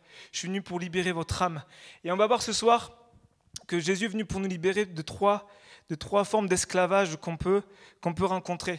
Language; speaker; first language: French; native; French